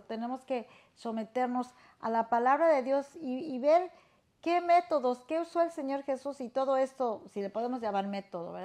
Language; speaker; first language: Spanish; native; Spanish